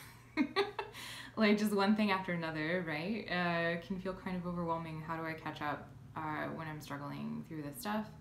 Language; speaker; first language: English; native; English